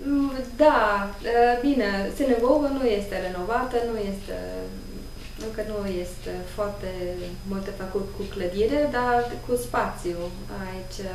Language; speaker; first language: Romanian; non-native, learner; English